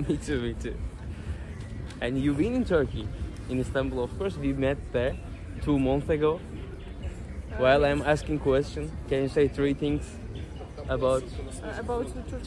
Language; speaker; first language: English; non-native, learner; Turkish